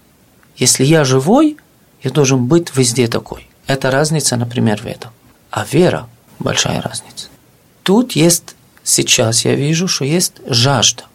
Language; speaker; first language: Russian; non-native, fluent; Arabic